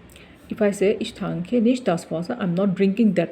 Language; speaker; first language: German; non-native, learner; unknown